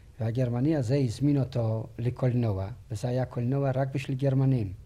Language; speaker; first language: Hebrew; non-native, fluent; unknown